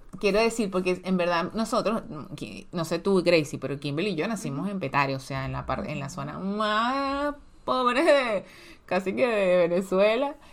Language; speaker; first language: Spanish; native; Spanish